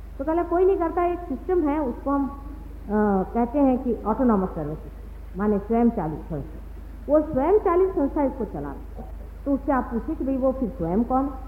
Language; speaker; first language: Hindi; non-native, local second language; Marathi